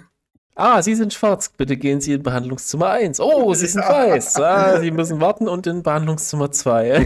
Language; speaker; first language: German; native; German